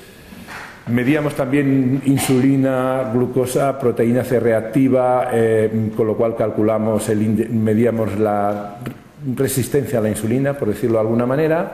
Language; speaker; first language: Spanish; native; Spanish